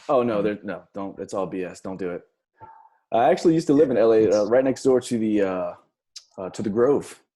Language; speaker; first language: English; native; English